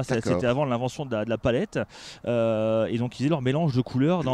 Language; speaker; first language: French; native; French